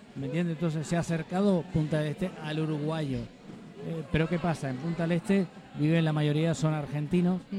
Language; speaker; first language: Spanish; native; Spanish